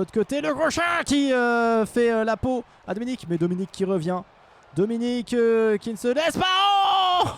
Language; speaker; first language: French; native; French